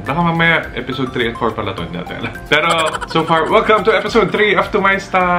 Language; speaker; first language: English; non-native, local second language; Filipino